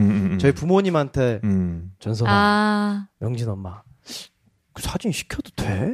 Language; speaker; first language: Korean; native; Korean